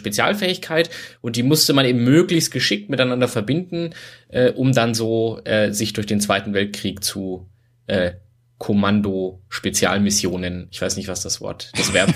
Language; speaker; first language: German; native; German